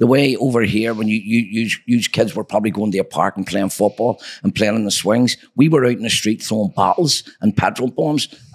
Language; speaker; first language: English; native; English